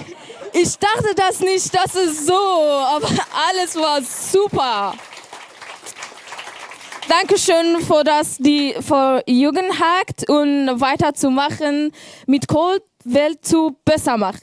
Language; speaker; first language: German; non-native, learner; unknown